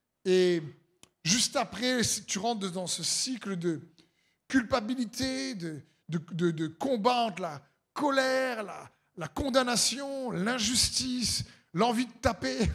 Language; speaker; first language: French; native; French